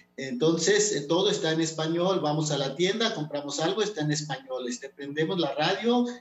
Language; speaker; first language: Spanish; non-native, local second language; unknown